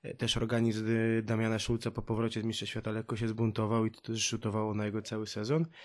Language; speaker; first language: Polish; native; Polish